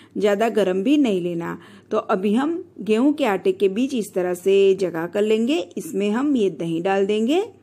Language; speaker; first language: Hindi; non-native, local second language; Gujarati